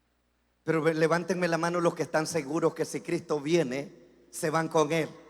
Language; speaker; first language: Spanish; native; Spanish